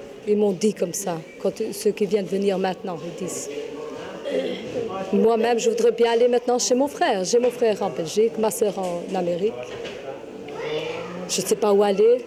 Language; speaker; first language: French; non-native, learner; Albanian